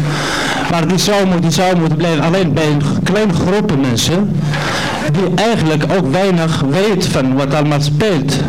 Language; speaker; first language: Dutch; non-native, learner; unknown